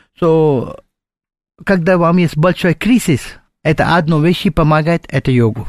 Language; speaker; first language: Russian; non-native, learner; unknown